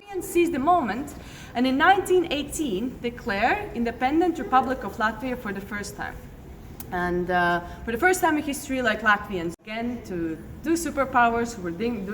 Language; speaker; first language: English; non-native, fluent; Latvian